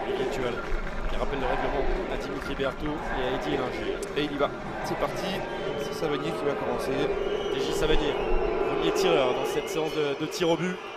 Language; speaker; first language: French; native; French